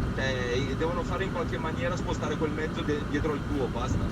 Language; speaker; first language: Italian; native; Italian